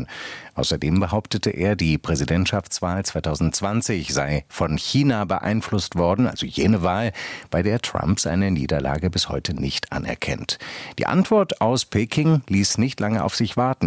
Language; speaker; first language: German; native; German